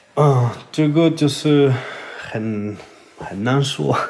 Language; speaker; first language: Chinese; non-native, learner; French